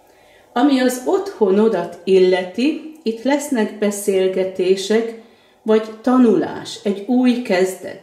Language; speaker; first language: Hungarian; native; Hungarian